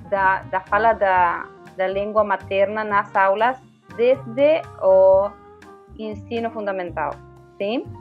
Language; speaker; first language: Portuguese; non-native, fluent; Spanish